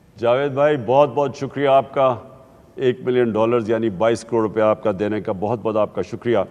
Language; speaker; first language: Urdu; native; Urdu